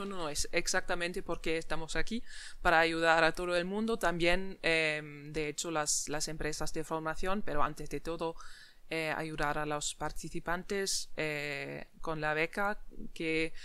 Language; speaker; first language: Spanish; non-native, fluent; German